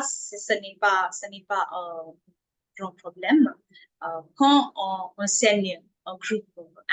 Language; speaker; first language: French; non-native, fluent; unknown